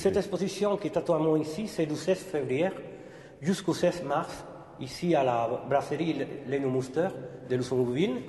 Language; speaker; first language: French; non-native, fluent; Spanish